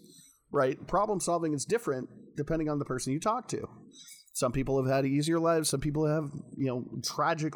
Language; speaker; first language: English; native; English